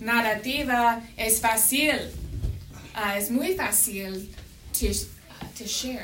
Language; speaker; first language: Spanish; non-native, learner; English